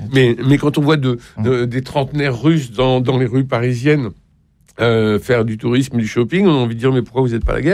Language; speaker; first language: French; native; French